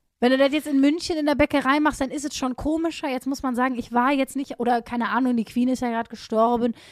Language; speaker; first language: German; native; German